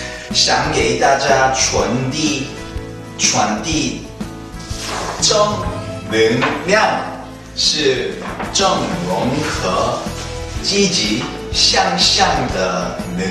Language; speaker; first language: Chinese; non-native, learner; Korean